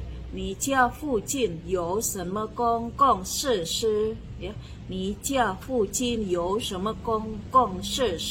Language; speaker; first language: Chinese; non-native, learner; Indonesian